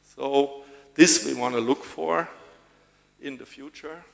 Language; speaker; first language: English; non-native, fluent; German